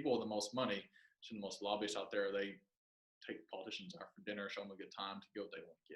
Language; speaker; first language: English; native; English